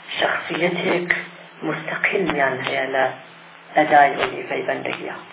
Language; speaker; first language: Central Kurdish; non-native, local second language; Gurani